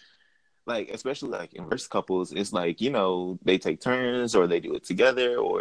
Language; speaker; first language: English; native; English